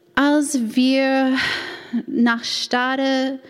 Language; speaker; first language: German; non-native, fluent; English